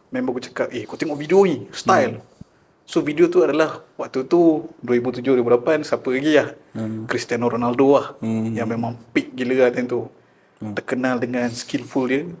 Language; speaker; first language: Malay; native; Malay